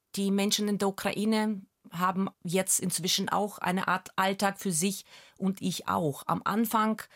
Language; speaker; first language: German; non-native, fluent; Russian